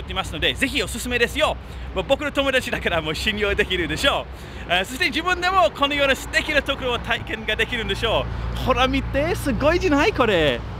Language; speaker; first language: Japanese; non-native, fluent; English